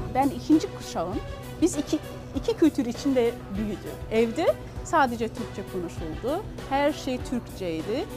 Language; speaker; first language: Turkish; early bilingual, heritage; Turkish